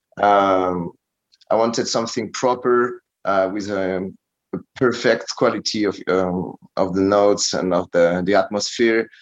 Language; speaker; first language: English; non-native, learner; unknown